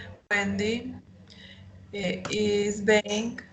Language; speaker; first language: English; non-native, learner; Spanish